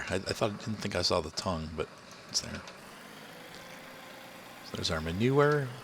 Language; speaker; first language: English; native; English